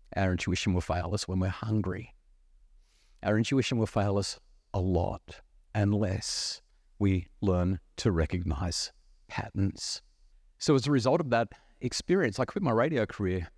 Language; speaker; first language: English; native; English